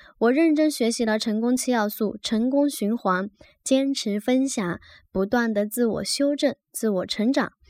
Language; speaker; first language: Chinese; native; Chinese